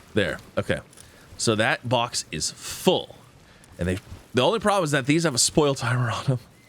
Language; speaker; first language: English; native; English